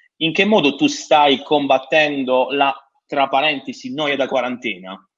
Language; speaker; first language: Italian; native; Italian